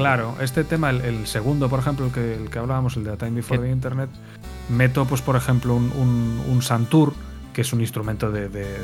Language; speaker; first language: Spanish; native; Spanish